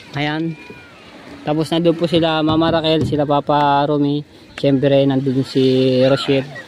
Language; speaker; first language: Filipino; native; Filipino